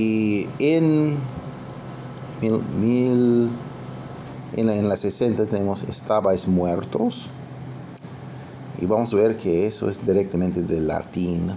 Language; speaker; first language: Spanish; non-native, fluent; English